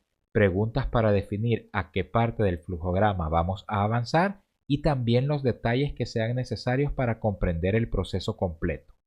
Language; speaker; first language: Spanish; native; Spanish